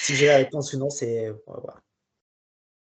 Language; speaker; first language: French; native; French